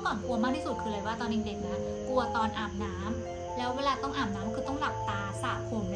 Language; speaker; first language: Thai; native; Thai